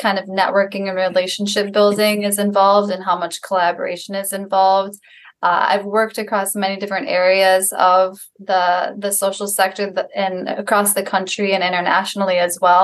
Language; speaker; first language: English; native; English